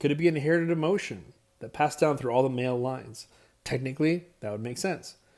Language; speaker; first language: English; native; English